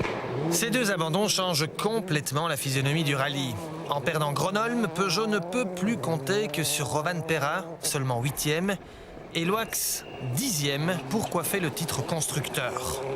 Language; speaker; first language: French; native; French